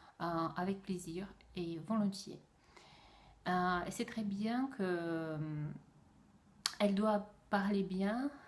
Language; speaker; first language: French; non-native, fluent; Russian